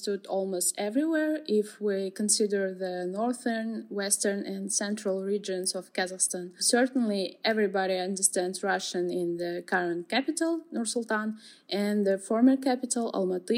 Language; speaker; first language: English; non-native, fluent; Kazakh